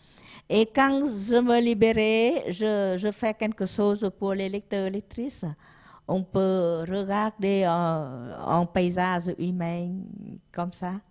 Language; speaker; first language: French; non-native, learner; Vietnamese